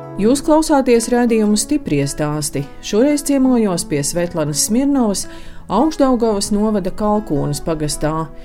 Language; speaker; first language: Latvian; native; Latvian